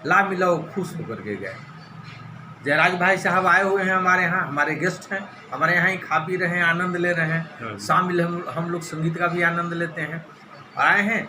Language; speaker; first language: Hindi; native; Hindi